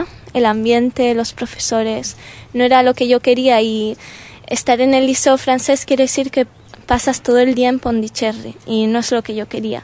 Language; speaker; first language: Spanish; early bilingual, heritage; Spanish